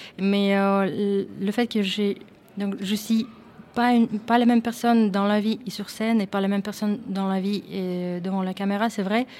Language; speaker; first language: French; non-native, fluent; Russian